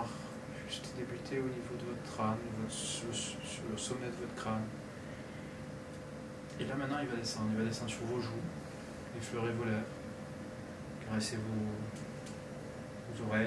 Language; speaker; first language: French; native; French